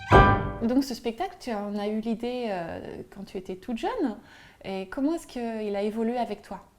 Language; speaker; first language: French; native; French